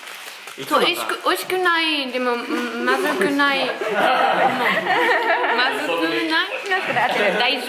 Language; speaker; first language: Japanese; non-native, learner; German